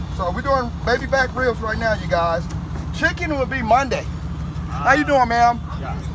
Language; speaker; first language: English; native; English